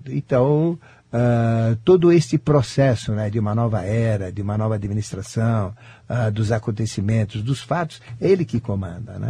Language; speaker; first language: Portuguese; native; Portuguese